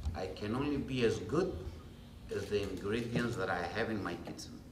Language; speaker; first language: English; non-native, fluent; Greek